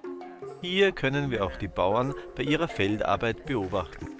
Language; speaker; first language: German; native; German